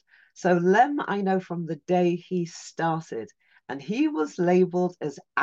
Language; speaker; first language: English; native; English